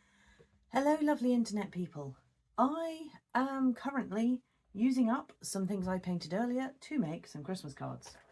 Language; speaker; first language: English; native; English